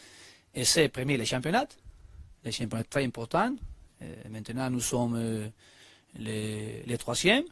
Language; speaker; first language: French; non-native, learner; Spanish